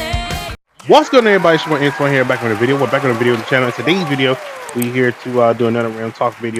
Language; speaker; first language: English; native; English